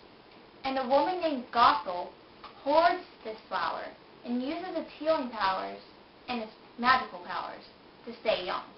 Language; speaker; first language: English; native; English